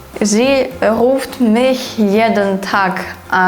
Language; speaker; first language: German; non-native, fluent; Ukrainian